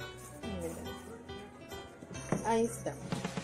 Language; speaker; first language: Spanish; native; Spanish